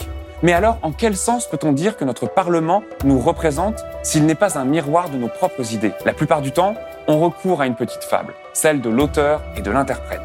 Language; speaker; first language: French; native; French